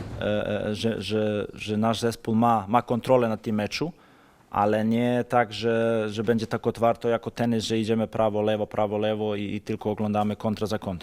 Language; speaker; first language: Polish; non-native, fluent; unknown